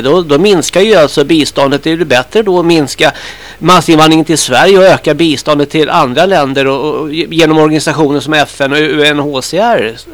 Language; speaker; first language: Swedish; native; Swedish